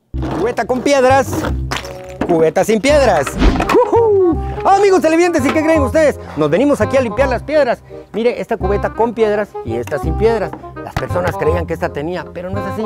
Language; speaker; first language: Spanish; native; Spanish